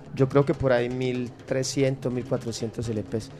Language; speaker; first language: Spanish; native; Spanish